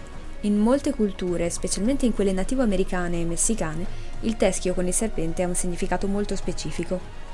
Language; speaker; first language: Italian; native; Italian